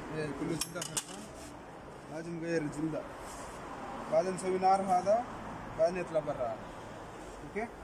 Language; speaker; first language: Arabic; non-native, learner; Malay